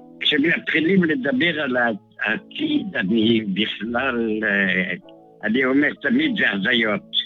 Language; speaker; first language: Hebrew; non-native, fluent; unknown